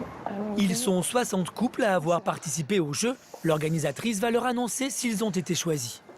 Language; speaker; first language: French; native; French